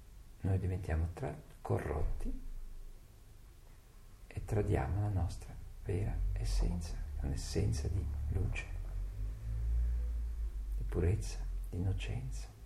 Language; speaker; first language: Italian; native; Italian